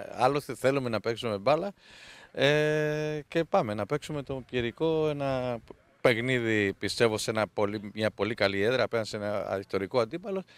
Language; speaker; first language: Greek; non-native, fluent; Spanish